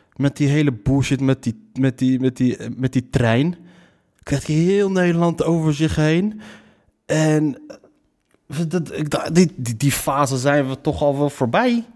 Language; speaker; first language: Dutch; early bilingual, other home language; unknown